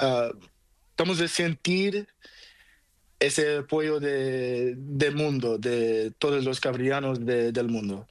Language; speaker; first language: Spanish; non-native, learner; Portuguese